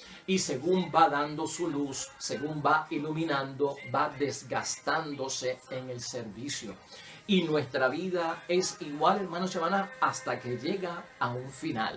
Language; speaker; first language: Spanish; native; Spanish